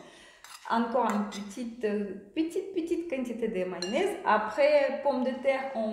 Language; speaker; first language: French; non-native, learner; Russian